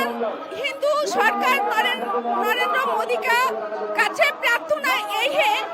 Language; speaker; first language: Hindi; non-native, local second language; Bangla